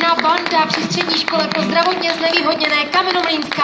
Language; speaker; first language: Czech; native; Czech